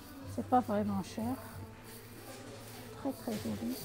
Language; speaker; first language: French; non-native, local second language; Arabic